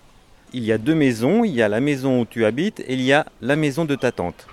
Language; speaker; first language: French; native; French